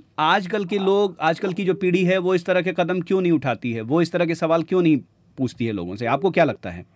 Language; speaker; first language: Hindi; native; Hindi